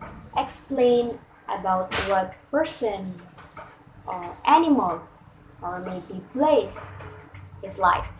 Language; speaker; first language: English; non-native, fluent; Indonesian